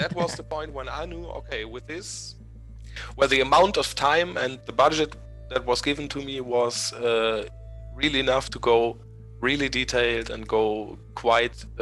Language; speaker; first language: English; non-native, fluent; German